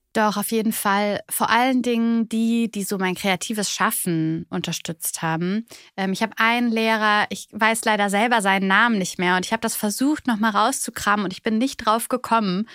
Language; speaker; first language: German; early bilingual, other home language; Bulgarian